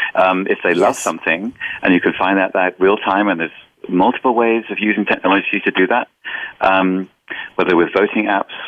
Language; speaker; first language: English; native; English